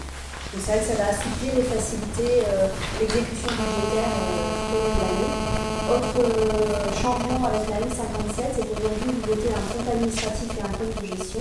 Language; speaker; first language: French; native; French